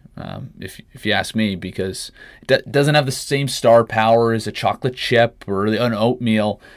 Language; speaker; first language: English; native; English